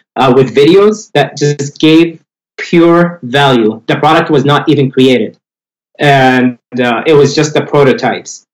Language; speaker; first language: English; non-native, fluent; Arabic